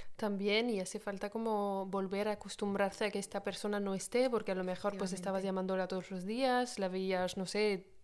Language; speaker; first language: Spanish; non-native, fluent; French